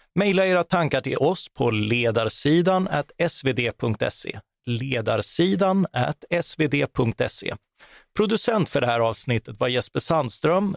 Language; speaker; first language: Swedish; native; Swedish